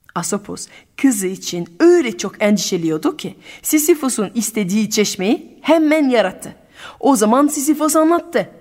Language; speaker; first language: Turkish; non-native, fluent; French